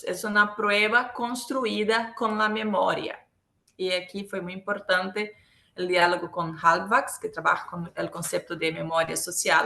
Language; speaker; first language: Spanish; non-native, local second language; Portuguese